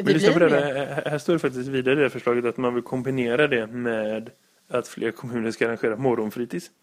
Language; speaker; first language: Swedish; native; Swedish